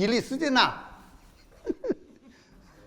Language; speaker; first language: Russian; non-native, learner; Chinese